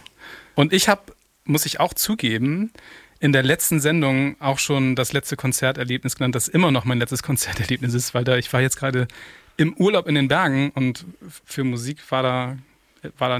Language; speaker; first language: German; native; German